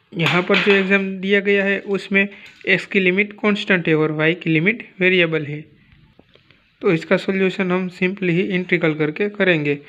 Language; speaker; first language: Hindi; non-native, local second language; Gujarati